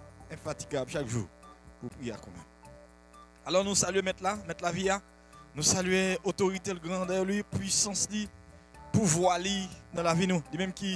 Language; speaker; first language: French; non-native, local second language; Haitian Creole